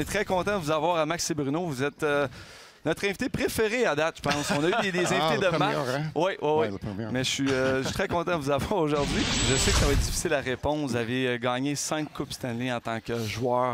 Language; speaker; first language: French; native; French